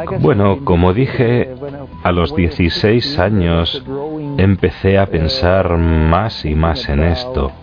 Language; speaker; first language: Spanish; non-native, fluent; German